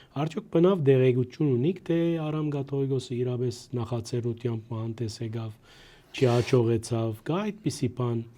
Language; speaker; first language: Armenian; early bilingual, heritage; Armenian